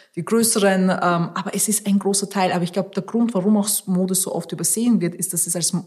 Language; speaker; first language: German; early bilingual, other home language; Russian